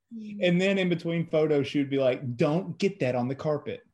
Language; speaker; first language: English; early bilingual, other home language; French